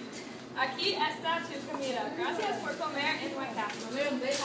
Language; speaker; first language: Spanish; non-native, learner; English